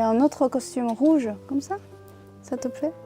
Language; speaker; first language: French; non-native, fluent; Chinese